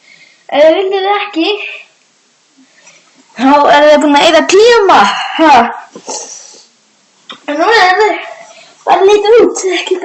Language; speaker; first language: Icelandic; non-native, learner; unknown